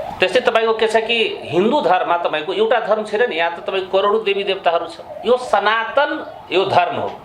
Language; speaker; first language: Nepali; non-native, local second language; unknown